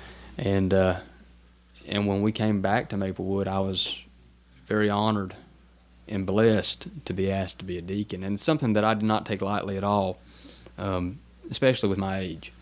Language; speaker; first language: English; native; English